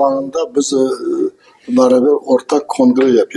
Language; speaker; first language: Turkish; non-native, learner; Kazakh